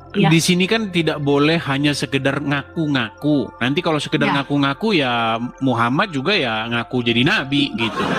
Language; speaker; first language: Indonesian; native; Indonesian